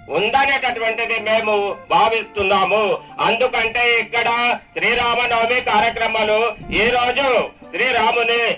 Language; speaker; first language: Telugu; non-native, local second language; Lambadi